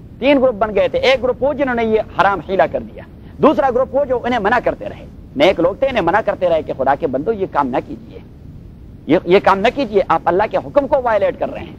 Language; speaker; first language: Urdu; non-native, local second language; Pashto